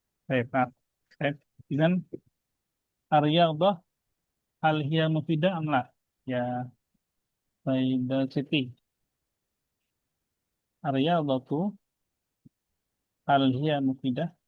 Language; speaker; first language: Arabic; non-native, fluent; Indonesian